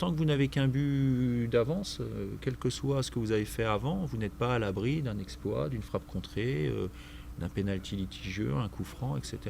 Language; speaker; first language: French; native; French